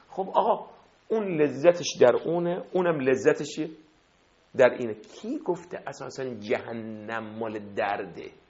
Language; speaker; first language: Persian; non-native, fluent; Arabic